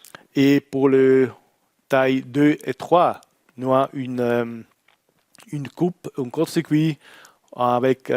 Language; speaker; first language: French; non-native, learner; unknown